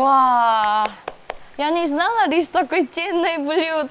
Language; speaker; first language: Russian; non-native, fluent; Korean